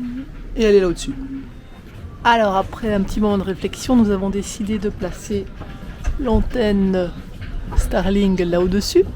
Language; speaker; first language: French; native; French